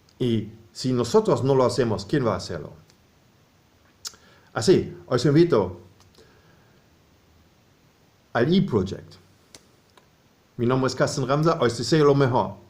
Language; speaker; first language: Spanish; non-native, fluent; German